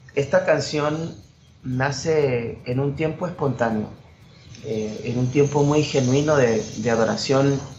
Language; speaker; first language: Spanish; native; Spanish